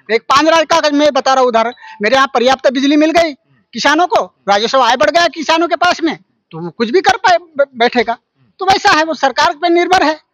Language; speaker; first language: Hindi; native; Hindi